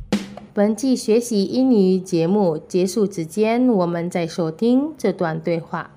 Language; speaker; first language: Chinese; non-native, fluent; Indonesian